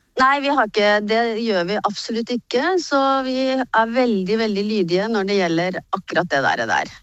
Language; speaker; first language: Norwegian; native; Norwegian